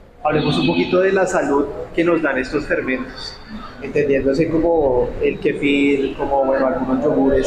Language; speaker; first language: Spanish; native; Spanish